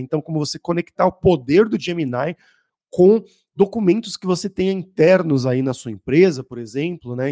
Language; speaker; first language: Portuguese; native; Portuguese